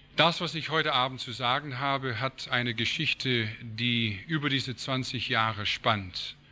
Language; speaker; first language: German; non-native, fluent; English